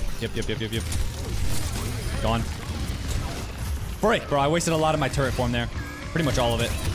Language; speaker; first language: English; native; English